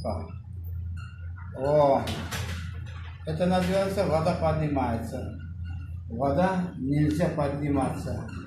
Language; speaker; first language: Russian; non-native, learner; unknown